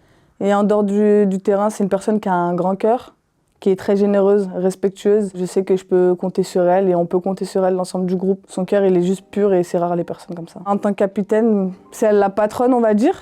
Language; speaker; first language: French; native; French